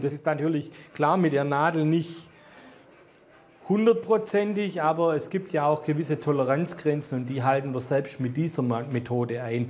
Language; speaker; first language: German; native; German